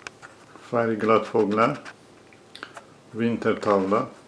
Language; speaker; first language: Swedish; non-native, learner; Persian